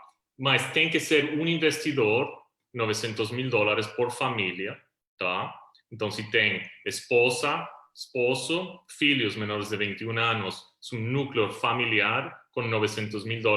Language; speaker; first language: Portuguese; non-native, fluent; Spanish